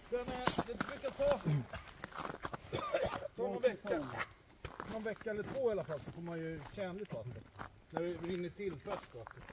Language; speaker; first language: Swedish; native; Swedish